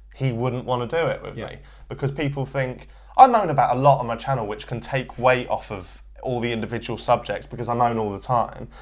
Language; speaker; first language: English; native; English